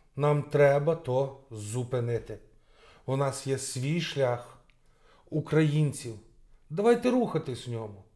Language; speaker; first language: Ukrainian; native; Ukrainian